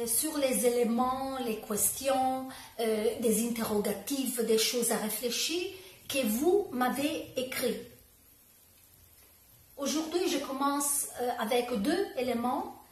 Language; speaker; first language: French; non-native, learner; Italian